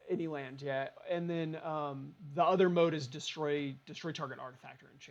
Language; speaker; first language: English; native; English